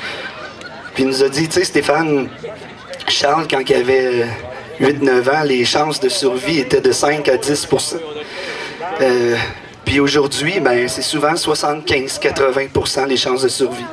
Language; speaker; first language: French; native; French